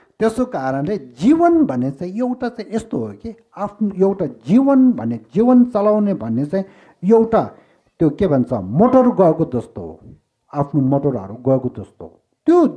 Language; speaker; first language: Nepali; non-native, local second language; Tibetan